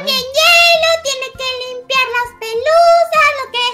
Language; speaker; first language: Spanish; native; Spanish